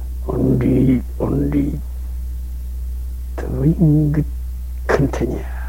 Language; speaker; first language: English; non-native, learner; Japanese